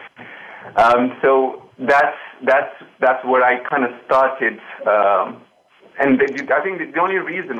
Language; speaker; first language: English; non-native, fluent; Romanian